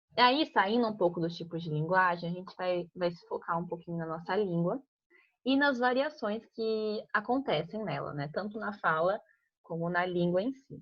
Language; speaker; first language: Portuguese; native; Portuguese